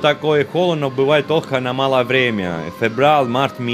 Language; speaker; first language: Russian; non-native, learner; Italian